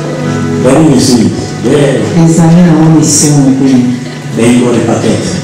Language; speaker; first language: Swedish; non-native, learner; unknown